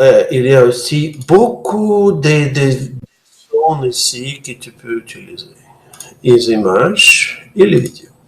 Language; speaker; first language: French; non-native, fluent; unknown